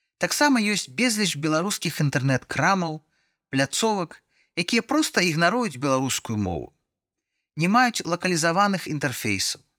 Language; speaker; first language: Belarusian; non-native, local second language; Russian